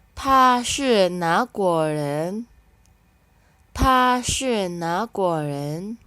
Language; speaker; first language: Chinese; non-native, learner; Indonesian